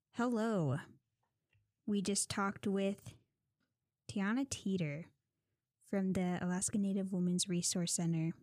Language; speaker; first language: English; native; English